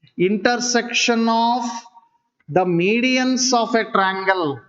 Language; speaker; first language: English; non-native, local second language; Kannada